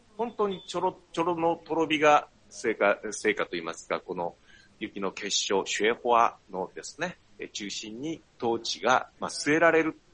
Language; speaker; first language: Japanese; native; Japanese